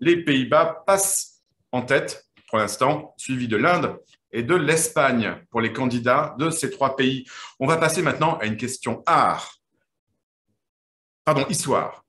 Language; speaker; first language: French; native; French